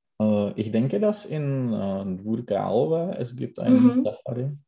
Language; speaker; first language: German; non-native, learner; Czech